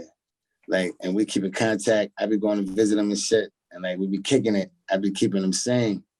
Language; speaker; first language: English; native; English